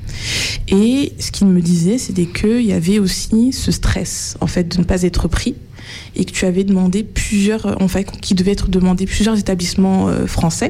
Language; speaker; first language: French; native; French